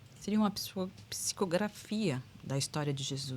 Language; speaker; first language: Portuguese; native; Portuguese